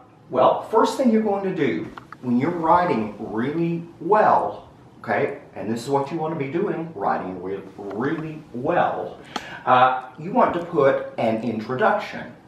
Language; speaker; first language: English; native; English